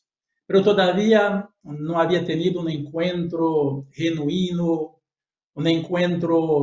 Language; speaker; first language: Spanish; non-native, fluent; Portuguese